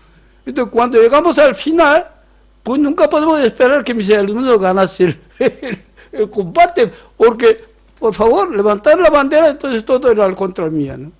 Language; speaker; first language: Spanish; non-native, fluent; Korean